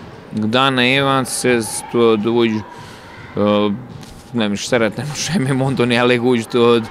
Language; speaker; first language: Hungarian; non-native, learner; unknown